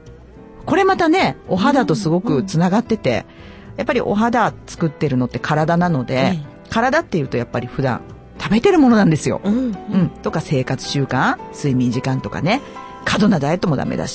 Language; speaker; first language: Japanese; native; Japanese